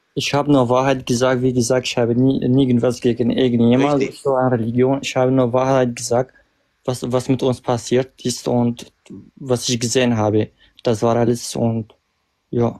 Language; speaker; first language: German; non-native, learner; Kurdish